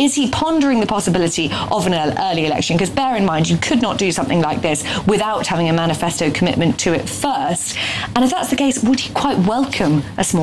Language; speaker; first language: English; native; English